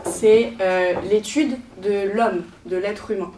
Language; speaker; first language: French; native; French